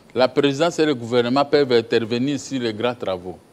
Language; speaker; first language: French; non-native, local second language; Lingala